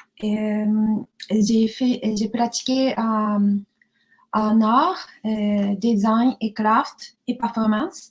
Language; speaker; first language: French; non-native, learner; Japanese